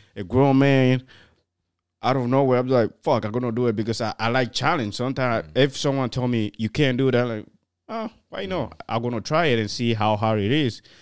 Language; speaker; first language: English; non-native, fluent; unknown